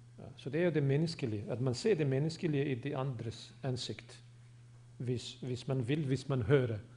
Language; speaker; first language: Danish; non-native, fluent; Bosnian